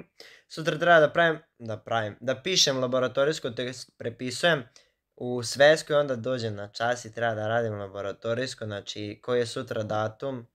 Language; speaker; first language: Serbian; native; Serbian